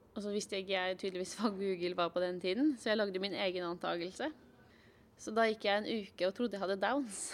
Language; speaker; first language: Norwegian; native; Norwegian